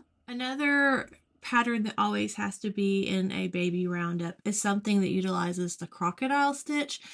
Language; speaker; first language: English; native; English